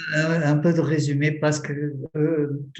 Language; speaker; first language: French; non-native, fluent; Portuguese